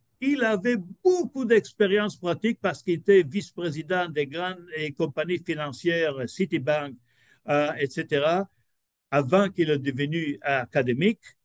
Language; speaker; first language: French; non-native, fluent; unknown